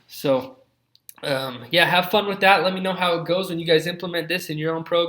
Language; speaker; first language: English; native; English